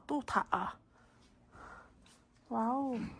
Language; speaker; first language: Chinese; non-native, learner; Vietnamese